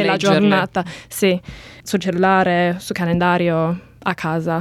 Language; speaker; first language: Italian; non-native, learner; English